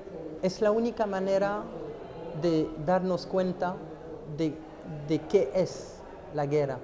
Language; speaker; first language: Spanish; non-native, fluent; French